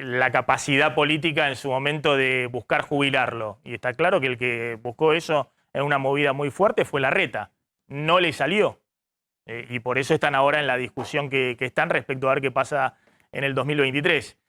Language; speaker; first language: Spanish; native; Spanish